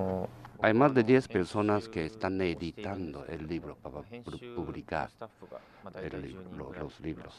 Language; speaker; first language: Spanish; non-native, learner; Japanese